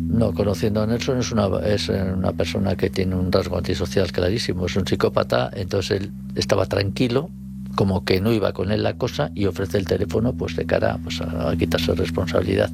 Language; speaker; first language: Spanish; native; Spanish